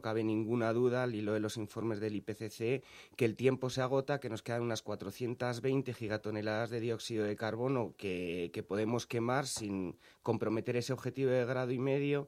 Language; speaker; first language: Spanish; native; Spanish